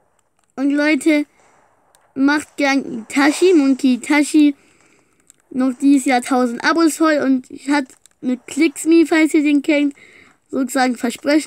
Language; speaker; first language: German; native; German